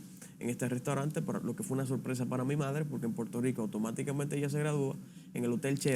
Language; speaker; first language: Spanish; native; Spanish